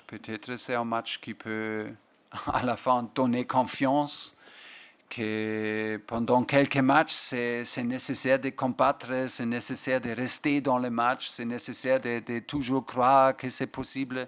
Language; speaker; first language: French; non-native, fluent; German